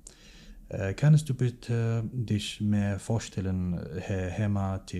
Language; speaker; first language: German; non-native, fluent; Kurdish